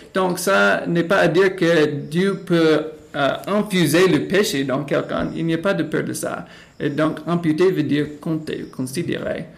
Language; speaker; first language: French; non-native, fluent; English